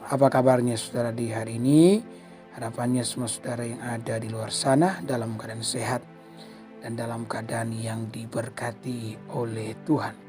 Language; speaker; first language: Indonesian; native; Indonesian